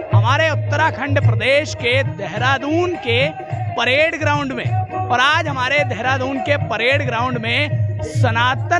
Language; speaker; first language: Hindi; native; Hindi